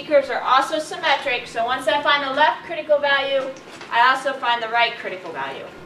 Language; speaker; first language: English; native; English